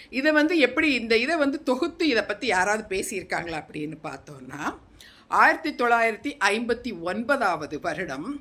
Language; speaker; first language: Tamil; non-native, local second language; Telugu